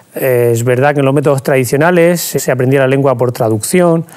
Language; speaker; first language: Spanish; native; Spanish